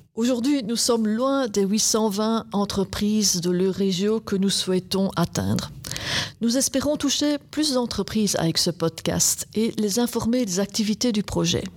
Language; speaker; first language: French; native; French